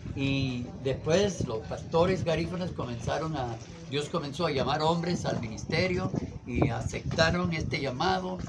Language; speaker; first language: Spanish; non-native, fluent; English